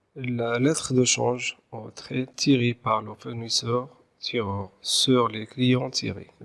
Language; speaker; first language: French; non-native, local second language; Arabic